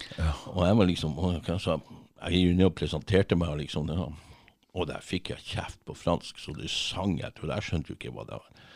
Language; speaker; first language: Norwegian; native; Norwegian